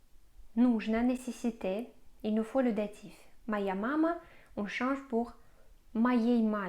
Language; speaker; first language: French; non-native, fluent; Russian